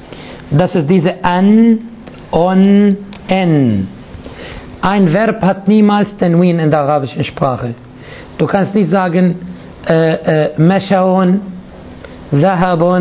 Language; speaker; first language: German; non-native, fluent; Arabic